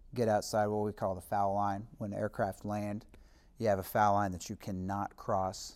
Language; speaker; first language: English; native; English